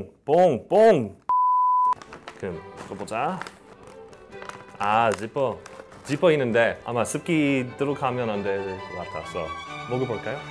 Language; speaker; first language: Korean; non-native, fluent; English